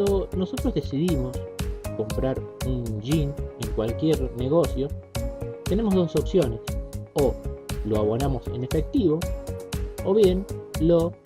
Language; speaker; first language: Spanish; native; Spanish